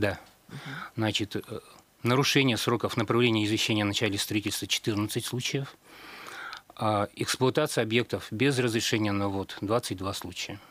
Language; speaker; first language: Russian; native; Russian